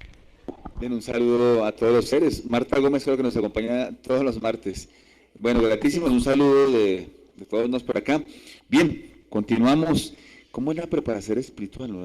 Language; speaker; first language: Spanish; native; Spanish